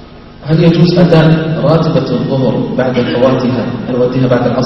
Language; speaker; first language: Arabic; native; Arabic